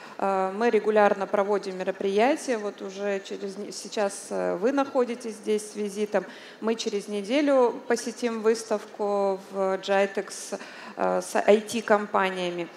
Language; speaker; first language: Russian; native; Russian